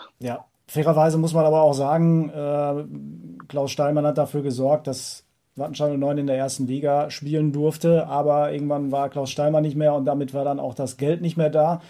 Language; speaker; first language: German; native; German